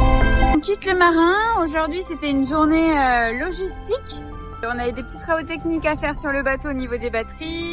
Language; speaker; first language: French; native; French